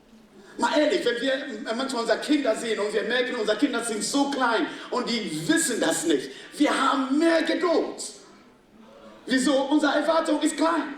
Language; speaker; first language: German; non-native, fluent; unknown